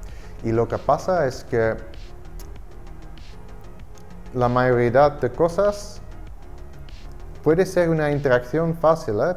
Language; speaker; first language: Spanish; non-native, fluent; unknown